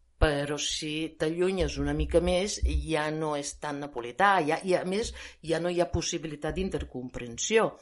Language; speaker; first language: Catalan; non-native, fluent; Italian